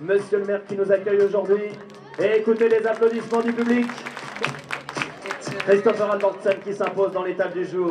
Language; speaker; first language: French; native; French